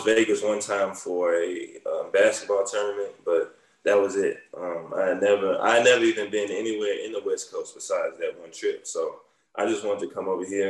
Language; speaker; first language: English; native; English